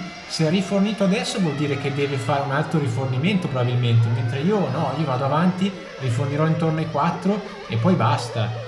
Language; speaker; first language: Italian; native; Italian